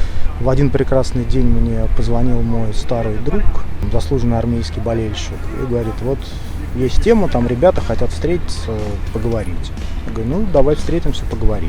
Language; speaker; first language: Russian; native; Russian